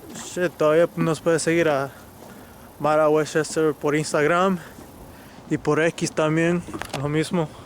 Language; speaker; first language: Spanish; early bilingual, heritage; Spanish